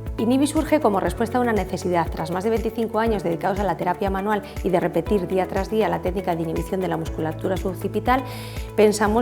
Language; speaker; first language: Spanish; native; Spanish